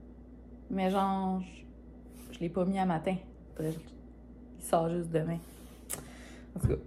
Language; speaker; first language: French; native; French